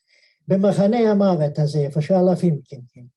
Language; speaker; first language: Hebrew; non-native, fluent; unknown